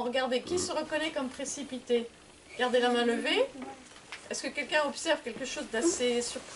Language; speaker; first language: French; native; French